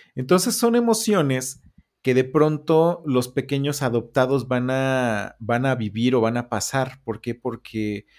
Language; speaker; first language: Spanish; native; Spanish